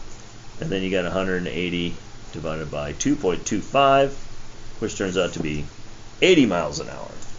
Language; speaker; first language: English; native; English